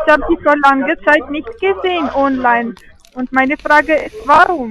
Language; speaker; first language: German; non-native, fluent; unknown